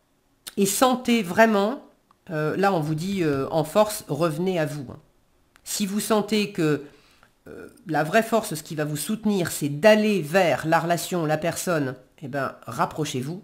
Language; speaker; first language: French; native; French